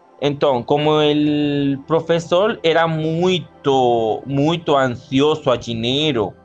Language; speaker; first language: Portuguese; non-native, learner; Spanish